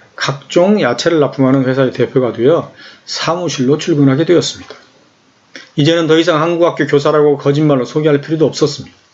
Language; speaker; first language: Korean; native; Korean